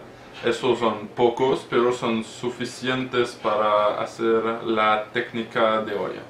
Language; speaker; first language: Spanish; non-native, learner; French